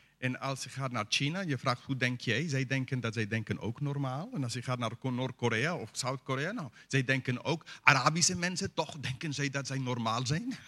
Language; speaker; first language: Dutch; non-native, fluent; English